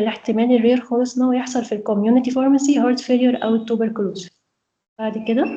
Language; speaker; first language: Arabic; native; Arabic